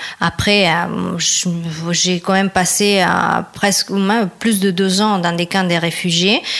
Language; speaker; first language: French; non-native, fluent; Spanish